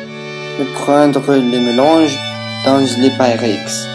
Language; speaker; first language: French; non-native, learner; Spanish